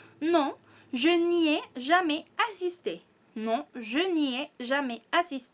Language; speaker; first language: French; non-native, fluent; Spanish